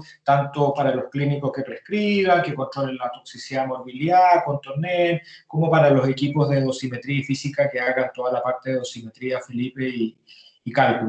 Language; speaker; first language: Spanish; native; Spanish